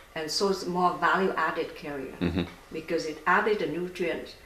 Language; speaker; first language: English; non-native, fluent; Vietnamese